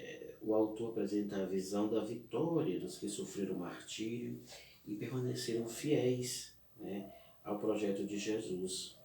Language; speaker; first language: Portuguese; native; Portuguese